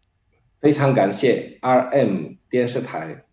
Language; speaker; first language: Chinese; non-native, fluent; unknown